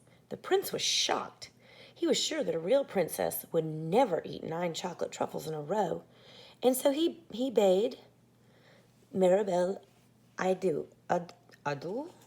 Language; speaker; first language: English; native; English